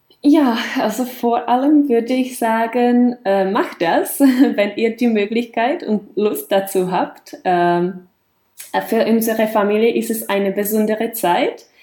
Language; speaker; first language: German; non-native, fluent; Czech